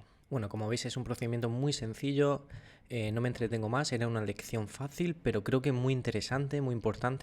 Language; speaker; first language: Spanish; native; Spanish